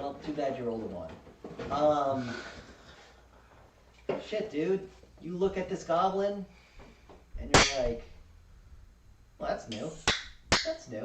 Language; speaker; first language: English; native; English